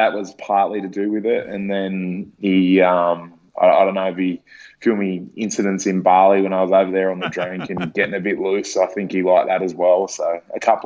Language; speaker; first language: English; native; English